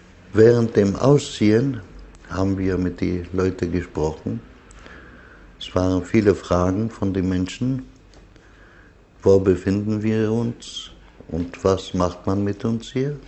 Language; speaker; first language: German; non-native, learner; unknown